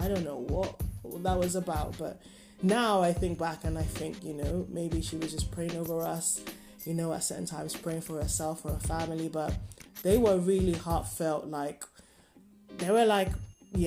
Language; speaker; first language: English; non-native, local second language; Yoruba